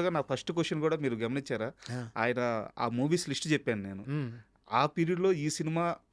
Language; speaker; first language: Telugu; native; Telugu